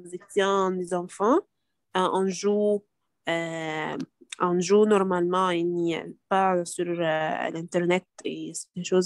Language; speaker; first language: French; non-native, learner; Arabic